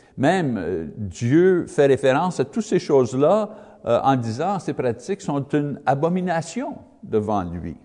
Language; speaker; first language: French; non-native, learner; English